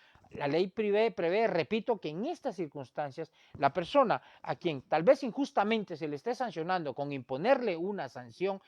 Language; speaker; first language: Spanish; native; Spanish